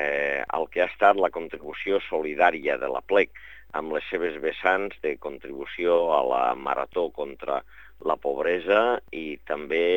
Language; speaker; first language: Catalan; native; Catalan